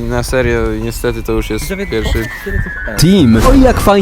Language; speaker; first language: Polish; native; Polish